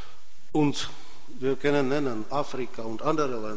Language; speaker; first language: German; non-native, fluent; Czech